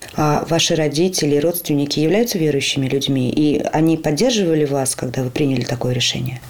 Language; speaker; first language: Russian; native; Russian